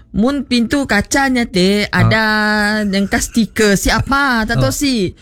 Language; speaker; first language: Malay; native; Malay